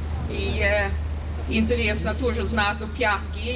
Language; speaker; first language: Russian; non-native, learner; Swedish